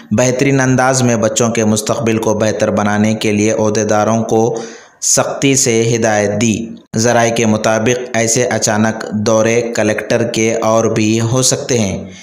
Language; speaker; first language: Urdu; native; Urdu